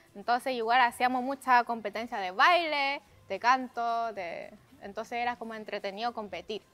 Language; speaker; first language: Spanish; non-native, fluent; Chinese